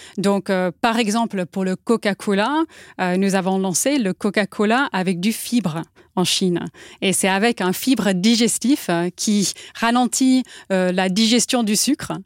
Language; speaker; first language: French; non-native, fluent; English